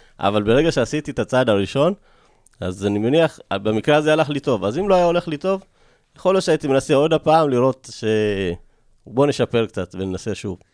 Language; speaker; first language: Hebrew; early bilingual, other home language; Amharic